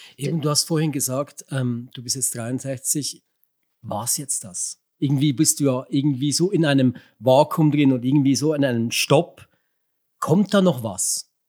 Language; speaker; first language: German; native; German